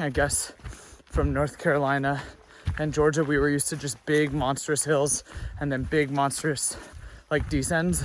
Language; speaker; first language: English; native; English